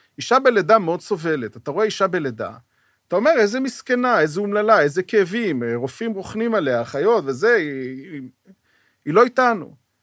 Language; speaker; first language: Hebrew; native; Hebrew